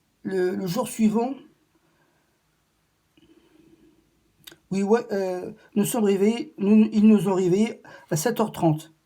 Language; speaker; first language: French; non-native, local second language; Arabic